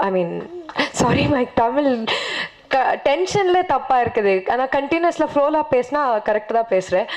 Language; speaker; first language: Tamil; non-native, learner; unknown